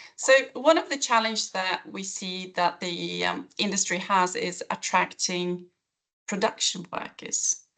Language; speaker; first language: English; non-native, fluent; Norwegian